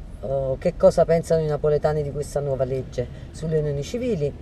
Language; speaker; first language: Italian; native; Italian